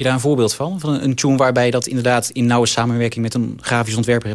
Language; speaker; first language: Dutch; native; Dutch